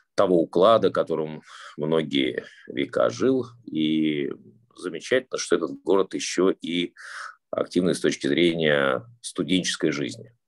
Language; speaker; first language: Russian; native; Russian